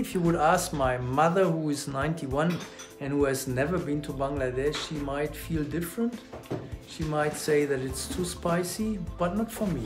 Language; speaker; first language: English; non-native, fluent; German